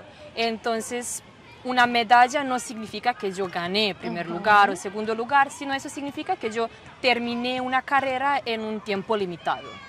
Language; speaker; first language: Spanish; non-native, fluent; Serbian